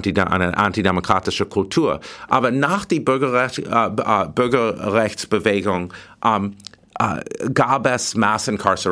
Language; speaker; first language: German; non-native, fluent; English